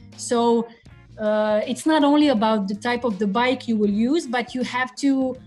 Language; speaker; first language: English; non-native, fluent; Croatian